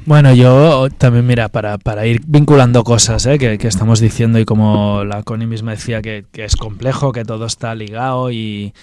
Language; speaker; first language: Spanish; non-native, local second language; Catalan